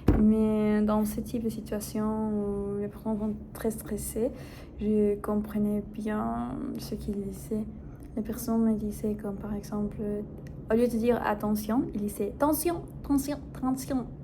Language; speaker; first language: French; non-native, fluent; Spanish